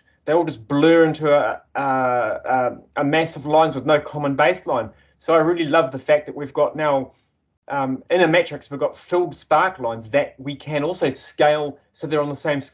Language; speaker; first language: English; native; English